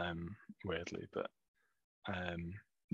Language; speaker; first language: English; native; English